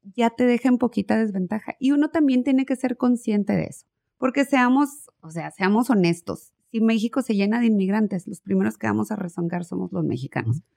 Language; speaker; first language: Spanish; native; Spanish